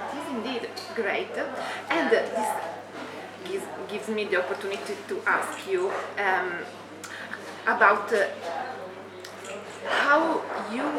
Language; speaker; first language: English; non-native, fluent; Italian